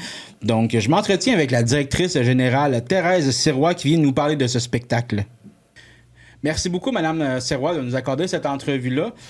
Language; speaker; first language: French; native; French